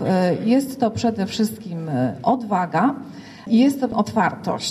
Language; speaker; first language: Polish; native; Polish